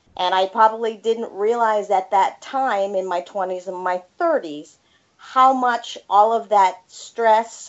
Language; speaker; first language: English; native; English